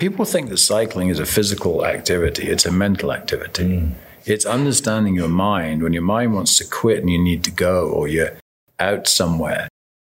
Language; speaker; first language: English; native; English